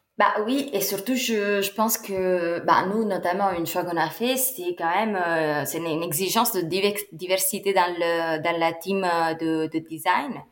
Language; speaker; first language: French; non-native, fluent; Italian